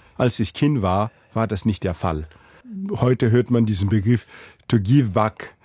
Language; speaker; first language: German; non-native, fluent; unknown